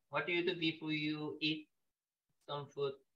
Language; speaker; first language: English; non-native, learner; Korean